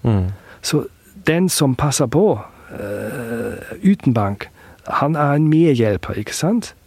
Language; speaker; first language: Norwegian; early bilingual, heritage; German